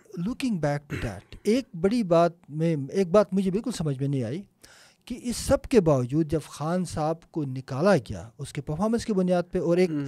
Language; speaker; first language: Urdu; non-native, local second language; Punjabi